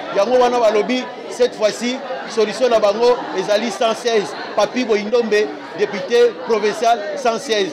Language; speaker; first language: Lingala; native; Lingala